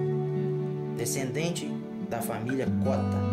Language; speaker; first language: Portuguese; native; Portuguese